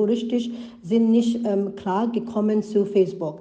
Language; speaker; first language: German; non-native, learner; Rohingya